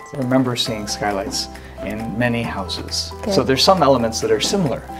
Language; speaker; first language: English; native; English